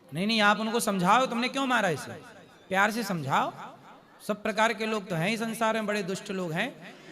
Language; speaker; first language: Hindi; native; Hindi